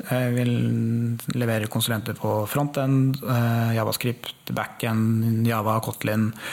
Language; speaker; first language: Norwegian; native; Norwegian